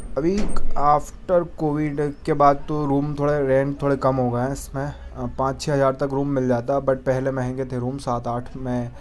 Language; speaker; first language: Hindi; native; Hindi